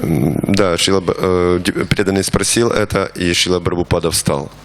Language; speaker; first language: Russian; native; Russian